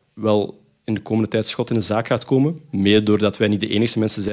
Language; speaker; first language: Dutch; native; Dutch